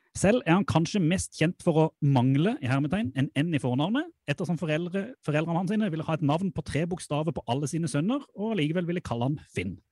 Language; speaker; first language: Norwegian; native; Norwegian